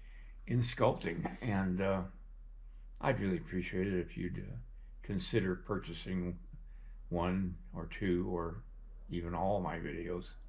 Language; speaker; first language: English; native; English